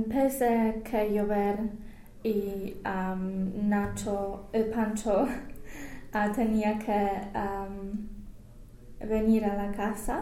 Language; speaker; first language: Spanish; non-native, learner; English